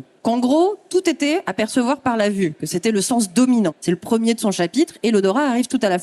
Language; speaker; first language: French; native; French